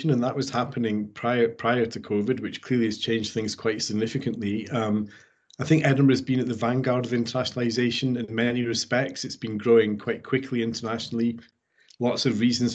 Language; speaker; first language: English; native; English